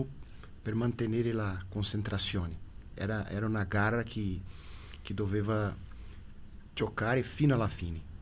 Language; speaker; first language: Italian; non-native, learner; Portuguese